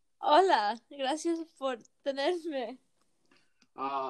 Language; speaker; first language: Spanish; early bilingual, heritage; Spanish